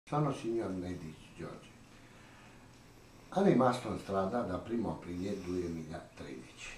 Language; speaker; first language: Italian; non-native, learner; Croatian